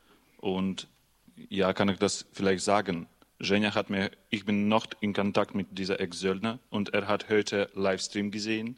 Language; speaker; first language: German; non-native, learner; Russian